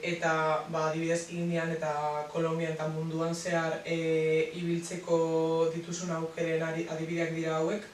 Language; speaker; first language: Basque; non-native, local second language; Spanish